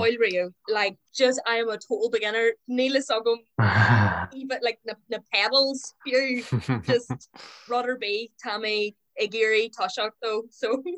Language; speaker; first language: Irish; non-native, local second language; English